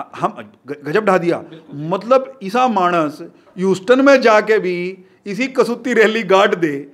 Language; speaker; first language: Hindi; native; Hindi